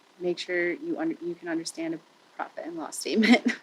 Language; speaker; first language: English; native; English